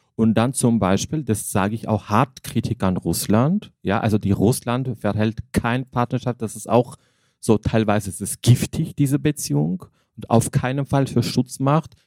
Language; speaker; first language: German; non-native, fluent; Armenian